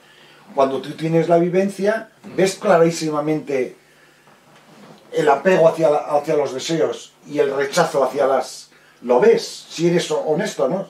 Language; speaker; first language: Spanish; native; Spanish